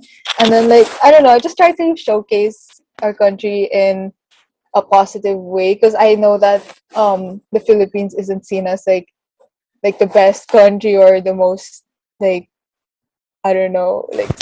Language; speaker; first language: English; non-native, local second language; Filipino